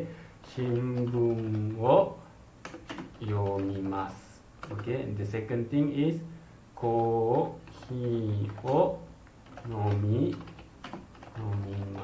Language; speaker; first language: Japanese; non-native, learner; Malay